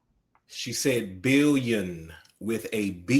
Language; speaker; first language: English; native; English